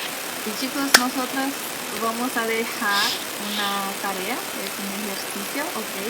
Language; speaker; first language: Spanish; non-native, fluent; Portuguese